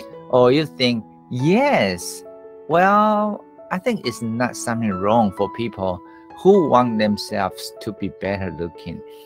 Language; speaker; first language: English; non-native, fluent; Chinese